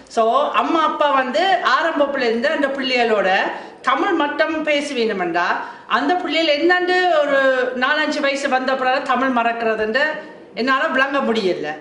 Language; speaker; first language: Tamil; non-native, fluent; German